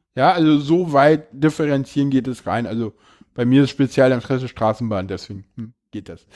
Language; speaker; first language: German; native; German